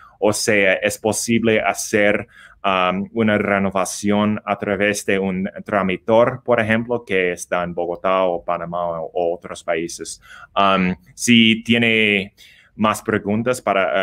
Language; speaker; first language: Spanish; non-native, learner; English